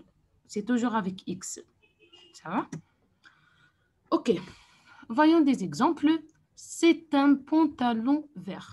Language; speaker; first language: French; non-native, fluent; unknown